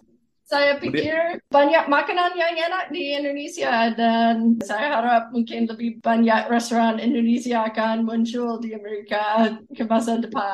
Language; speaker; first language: Indonesian; non-native, fluent; English